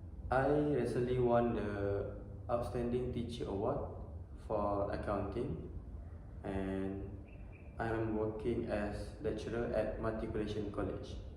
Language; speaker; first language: English; non-native, learner; Malay